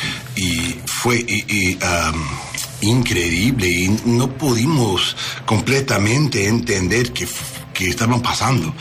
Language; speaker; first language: Spanish; non-native, learner; English